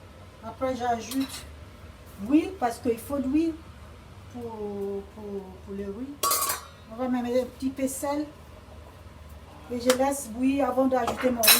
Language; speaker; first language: French; non-native, learner; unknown